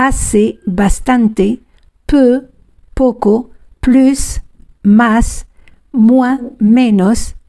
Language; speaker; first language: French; non-native, fluent; Spanish